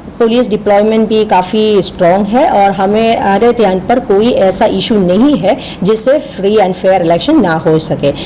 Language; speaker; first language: Hindi; non-native, local second language; Malayalam